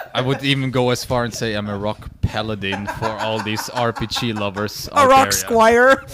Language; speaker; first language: English; non-native, fluent; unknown